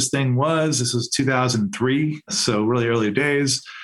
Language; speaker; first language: English; native; English